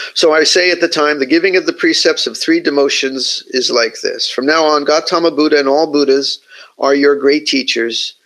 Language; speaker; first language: English; native; English